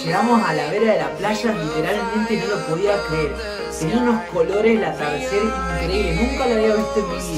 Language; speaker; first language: Spanish; native; Spanish